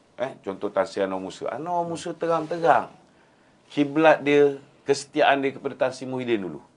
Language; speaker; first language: Malay; native; Malay